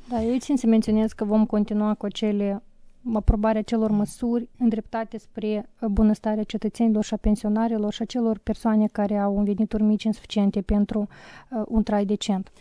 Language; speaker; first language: Romanian; native; Romanian